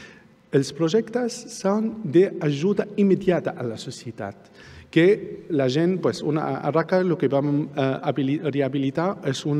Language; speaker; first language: Catalan; non-native, fluent; Arabic